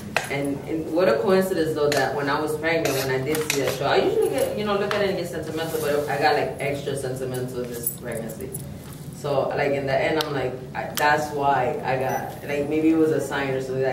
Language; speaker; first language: English; early bilingual, other home language; Spanish